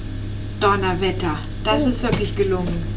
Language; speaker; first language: German; native; German